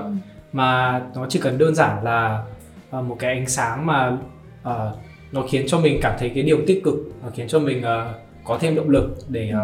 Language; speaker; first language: Vietnamese; native; Vietnamese